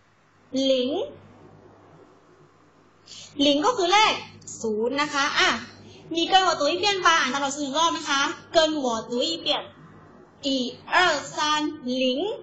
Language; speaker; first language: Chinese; non-native, learner; Thai